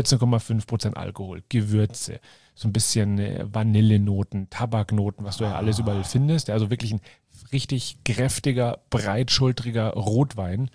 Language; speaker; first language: German; native; German